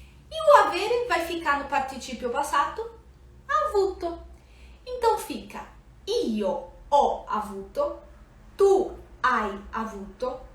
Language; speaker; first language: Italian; non-native, fluent; Portuguese